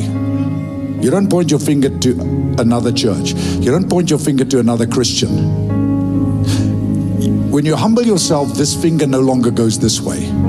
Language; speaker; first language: English; non-native, local second language; Afrikaans